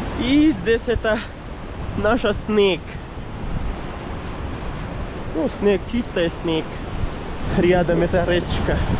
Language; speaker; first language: Russian; non-native, learner; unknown